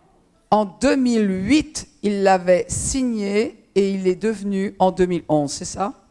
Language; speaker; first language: French; native; French